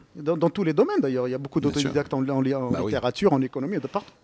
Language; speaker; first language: French; non-native, local second language; Arabic